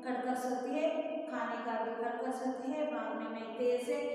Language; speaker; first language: Hindi; non-native, local second language; Kannada